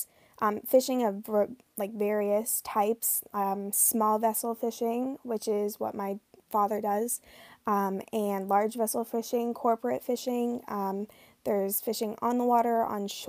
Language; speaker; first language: English; native; English